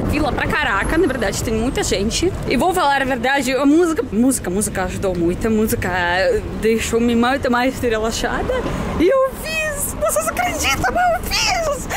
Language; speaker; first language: Portuguese; non-native, fluent; Russian